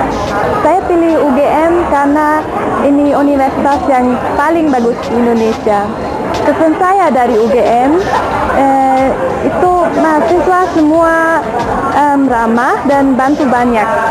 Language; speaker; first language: Indonesian; non-native, learner; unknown